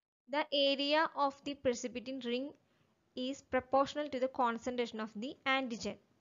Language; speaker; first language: English; non-native, local second language; Malayalam